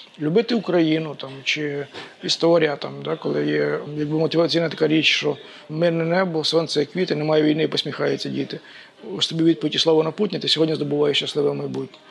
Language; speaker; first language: Ukrainian; native; Ukrainian